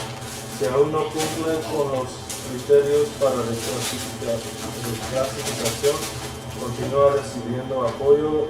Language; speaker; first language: Spanish; early bilingual, heritage; Spanish